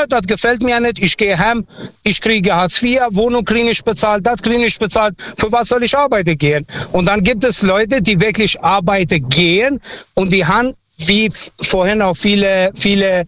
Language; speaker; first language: German; non-native, local second language; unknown